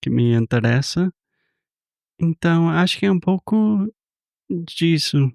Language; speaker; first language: Portuguese; non-native, fluent; English